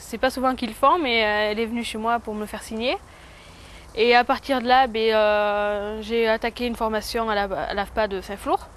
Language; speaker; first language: French; native; French